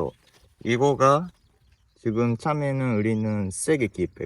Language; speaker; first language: Korean; non-native, learner; Japanese